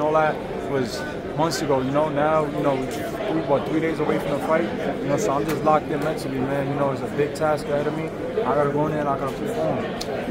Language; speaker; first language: English; early bilingual, other home language; Spanish